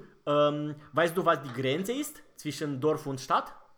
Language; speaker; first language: German; non-native, fluent; Romanian